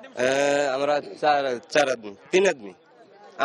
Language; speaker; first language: Hindi; non-native, learner; Bangla